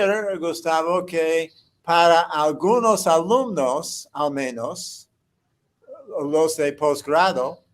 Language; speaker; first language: Spanish; non-native, fluent; English